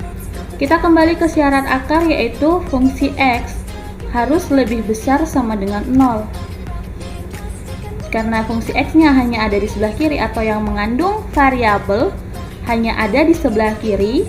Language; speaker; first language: Indonesian; native; Indonesian